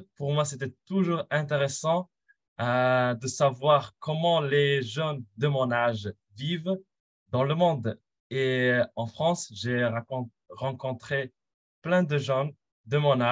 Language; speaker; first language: French; non-native, fluent; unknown